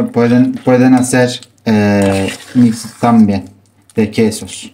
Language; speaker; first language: Spanish; non-native, learner; Turkish